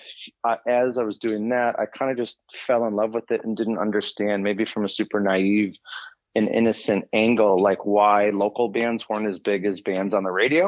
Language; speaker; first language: English; native; English